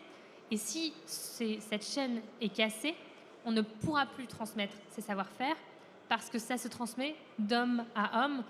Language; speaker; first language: French; native; French